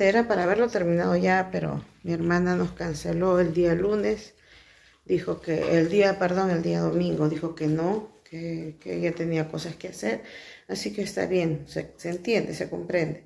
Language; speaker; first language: Spanish; native; Spanish